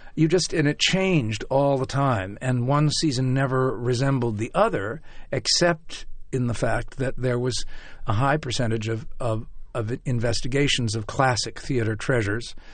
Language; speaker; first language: English; native; English